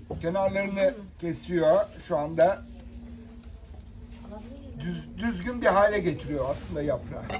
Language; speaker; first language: Turkish; native; Turkish